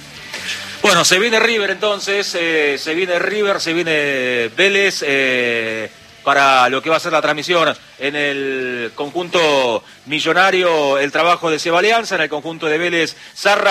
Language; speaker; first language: Spanish; native; Spanish